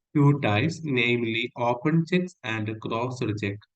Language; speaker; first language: English; non-native, local second language; Malayalam